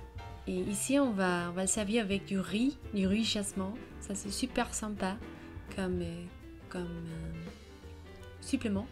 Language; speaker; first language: French; non-native, fluent; Danish